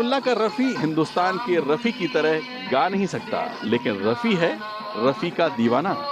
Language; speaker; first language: Hindi; native; Hindi